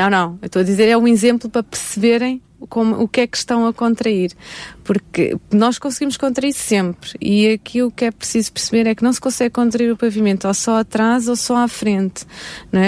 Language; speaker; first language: Portuguese; native; Portuguese